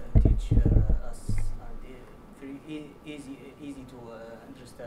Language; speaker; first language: English; non-native, fluent; Arabic